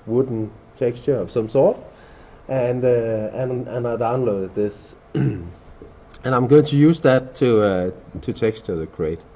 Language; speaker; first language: English; non-native, fluent; Danish